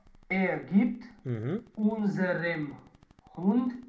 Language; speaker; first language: German; non-native, learner; Romanian